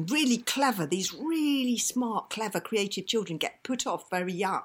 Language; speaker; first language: English; native; English